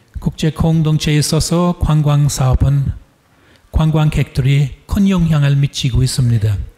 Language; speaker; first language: Korean; non-native, fluent; English